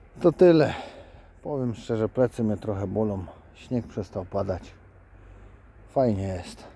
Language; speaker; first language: Polish; native; Polish